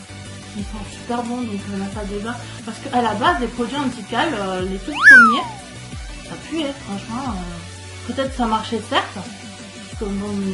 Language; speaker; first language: French; native; French